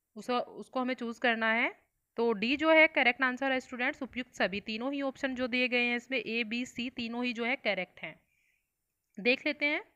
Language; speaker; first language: Hindi; native; Hindi